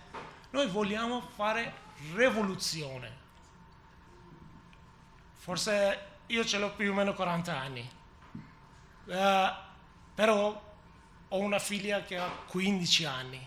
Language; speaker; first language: Italian; non-native, learner; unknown